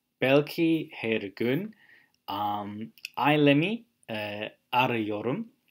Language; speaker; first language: Turkish; non-native, learner; English